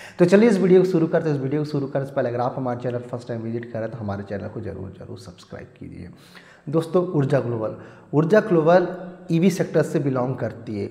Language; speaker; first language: Hindi; native; Hindi